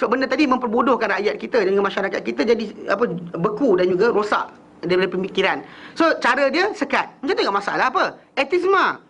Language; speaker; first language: Malay; native; Malay